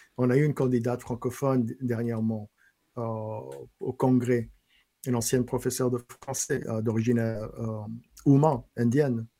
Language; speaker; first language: French; non-native, local second language; English